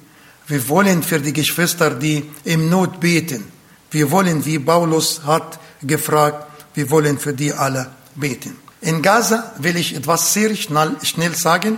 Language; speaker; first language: German; non-native, fluent; Arabic